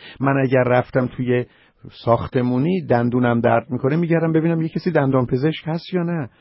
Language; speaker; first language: Persian; native; Persian